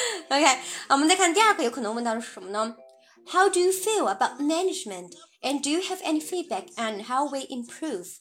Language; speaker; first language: English; non-native, fluent; Chinese